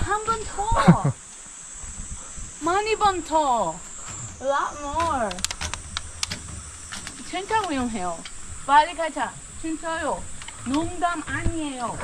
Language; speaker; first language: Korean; non-native, learner; English